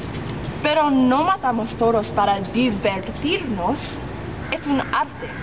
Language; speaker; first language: Spanish; non-native, learner; English